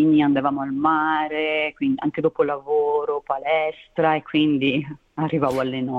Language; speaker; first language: Italian; native; Italian